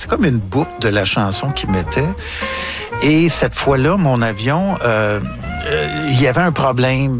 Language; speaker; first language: French; native; French